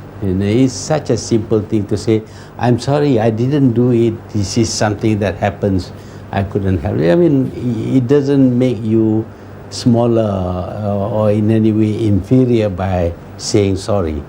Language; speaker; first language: English; non-native, local second language; Malay